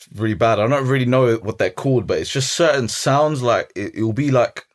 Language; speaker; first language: English; early bilingual, other home language; Arabic